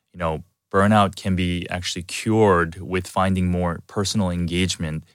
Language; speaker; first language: English; early bilingual, other home language; Korean